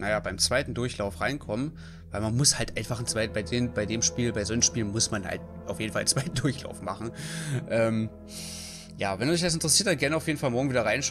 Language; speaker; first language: German; native; German